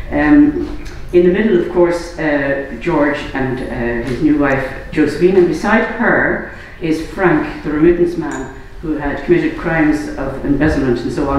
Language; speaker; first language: English; native; English